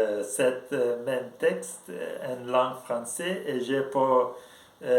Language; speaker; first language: French; non-native, learner; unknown